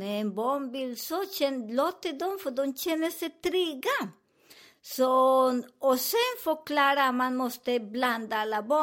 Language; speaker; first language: Swedish; non-native, learner; Spanish